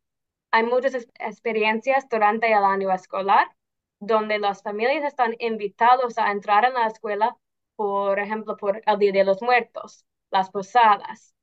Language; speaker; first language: Spanish; non-native, fluent; English